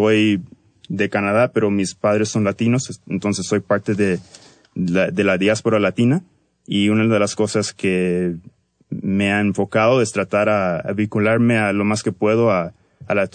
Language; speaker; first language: Spanish; early bilingual, heritage; Spanish